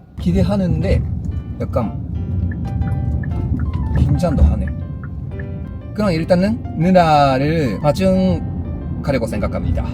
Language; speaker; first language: Korean; non-native, learner; Japanese